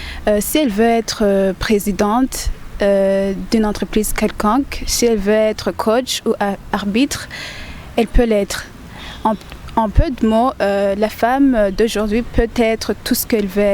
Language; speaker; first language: French; non-native, local second language; Rundi